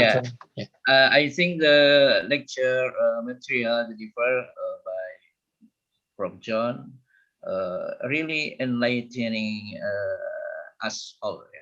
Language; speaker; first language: English; non-native, fluent; Indonesian